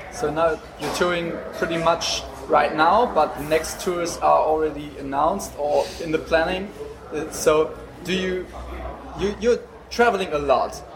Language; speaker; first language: English; non-native, fluent; German